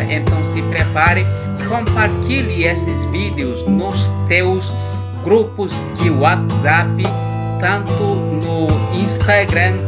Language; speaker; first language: Portuguese; non-native, local second language; Upper Guinea Crioulo